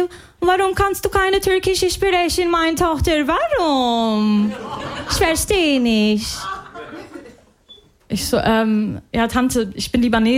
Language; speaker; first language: German; early bilingual, other home language; Arabic